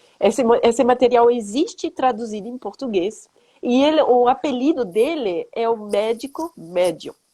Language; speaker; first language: Portuguese; non-native, fluent; French